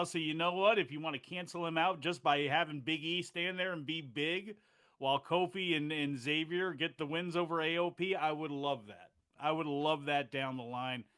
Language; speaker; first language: English; native; English